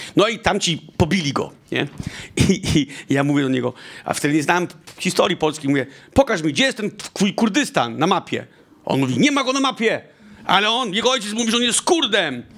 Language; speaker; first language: Polish; early bilingual, heritage; Polish